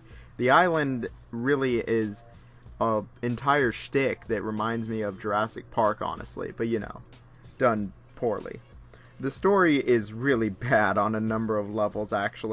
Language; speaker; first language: English; native; English